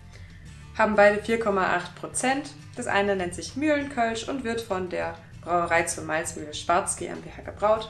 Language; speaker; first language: German; native; German